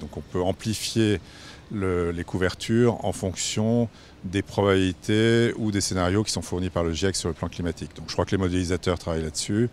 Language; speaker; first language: French; native; French